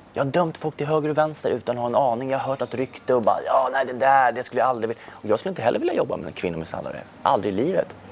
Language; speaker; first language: Swedish; native; Swedish